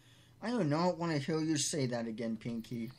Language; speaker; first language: English; native; English